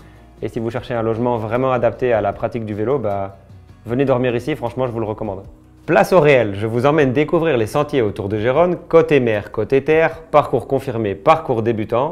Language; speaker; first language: French; native; French